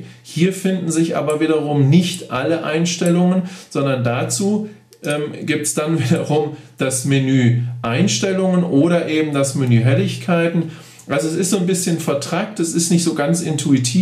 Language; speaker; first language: German; native; German